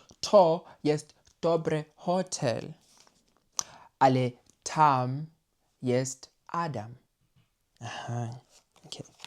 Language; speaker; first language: Polish; non-native, learner; English